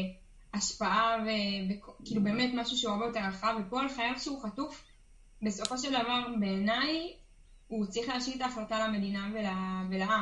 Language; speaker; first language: Hebrew; native; Hebrew